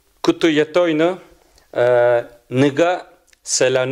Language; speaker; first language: Albanian; non-native, learner; Turkish